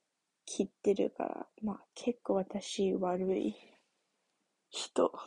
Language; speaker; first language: Japanese; early bilingual, heritage; English